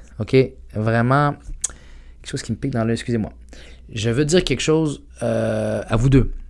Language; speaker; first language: French; early bilingual, other home language; Arabic